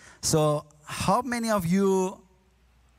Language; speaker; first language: English; non-native, learner; Azerbaijani